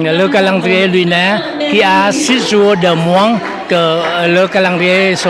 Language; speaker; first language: French; non-native, fluent; Vietnamese